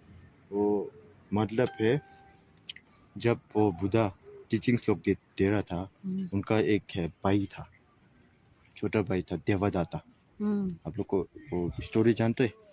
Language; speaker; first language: Hindi; non-native, fluent; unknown